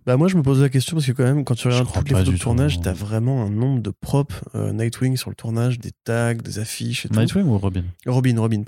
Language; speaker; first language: French; native; French